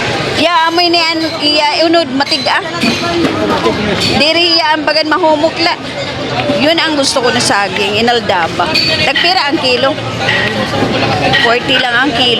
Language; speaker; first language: Filipino; non-native, local second language; Waray